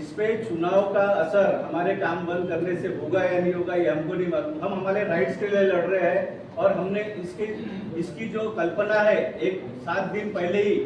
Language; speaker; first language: Hindi; non-native, local second language; Marathi